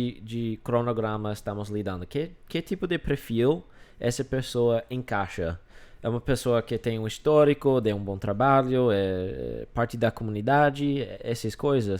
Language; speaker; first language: Portuguese; non-native, fluent; English